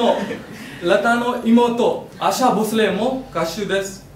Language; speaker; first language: Japanese; non-native, learner; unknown